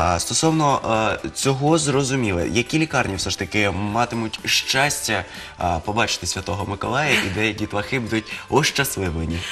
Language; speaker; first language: Ukrainian; native; Ukrainian